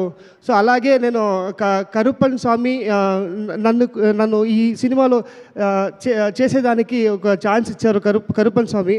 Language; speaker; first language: Telugu; non-native, learner; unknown